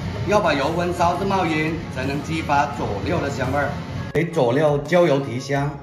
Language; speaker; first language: Chinese; native; Chinese